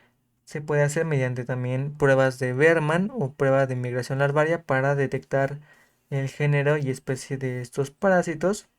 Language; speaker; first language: Spanish; native; Spanish